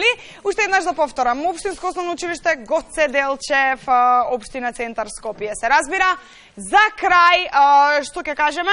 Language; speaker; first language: Macedonian; native; Macedonian